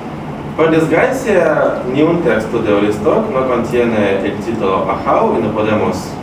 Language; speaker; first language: Spanish; non-native, fluent; Russian